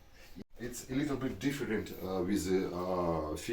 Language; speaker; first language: English; non-native, learner; Russian